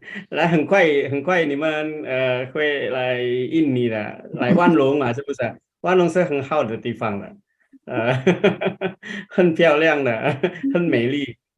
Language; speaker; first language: Chinese; non-native, learner; Indonesian